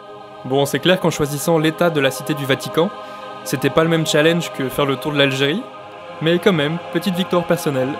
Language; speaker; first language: French; native; French